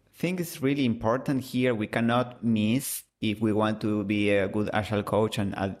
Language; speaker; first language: English; non-native, fluent; Spanish